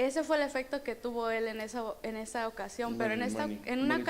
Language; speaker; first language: Spanish; early bilingual, heritage; Spanish